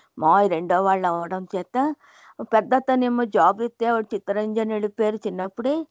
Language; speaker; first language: Telugu; non-native, local second language; Hindi